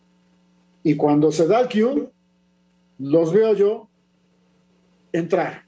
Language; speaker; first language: Spanish; native; Spanish